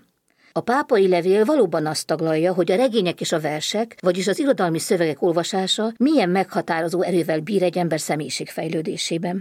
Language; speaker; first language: Hungarian; native; Hungarian